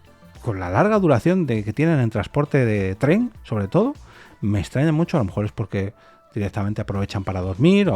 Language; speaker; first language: Spanish; native; Spanish